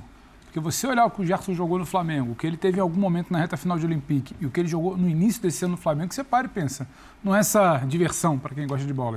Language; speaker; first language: Portuguese; native; Portuguese